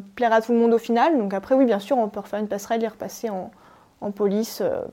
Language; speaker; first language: French; native; French